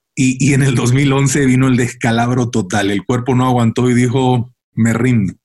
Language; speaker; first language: Spanish; native; Spanish